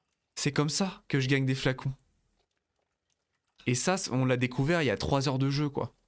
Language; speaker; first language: French; native; French